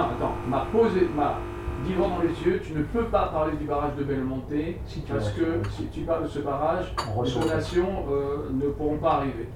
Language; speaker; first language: French; non-native, learner; Portuguese